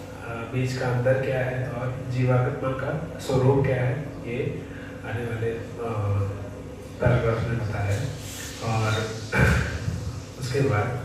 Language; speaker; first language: Hindi; non-native, fluent; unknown